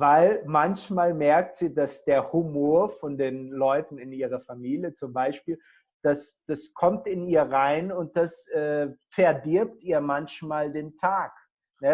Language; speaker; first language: German; non-native, fluent; Portuguese